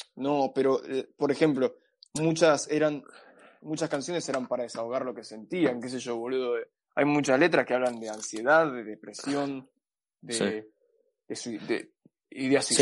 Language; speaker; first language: Spanish; native; Spanish